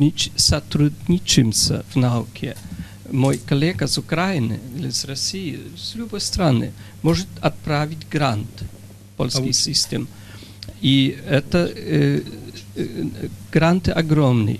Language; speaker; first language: Russian; non-native, fluent; Polish